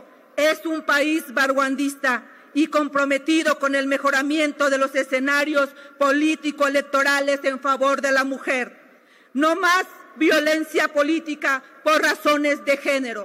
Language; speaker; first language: Spanish; native; Spanish